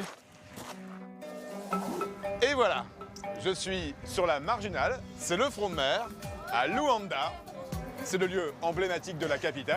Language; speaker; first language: French; native; French